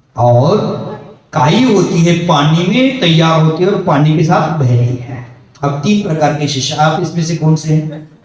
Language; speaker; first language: Hindi; non-native, local second language; Marathi